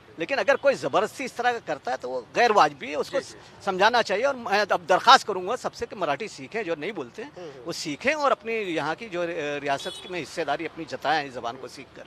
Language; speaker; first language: Hindi; native; Hindi